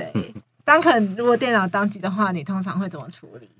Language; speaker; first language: Chinese; native; Chinese